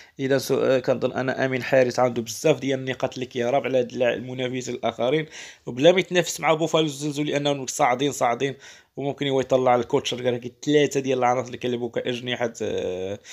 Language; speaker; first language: Arabic; native; Arabic